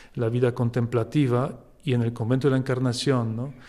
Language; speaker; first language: Spanish; non-native, fluent; Polish